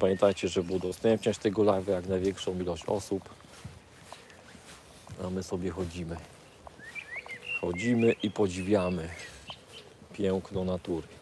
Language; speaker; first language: Polish; native; Polish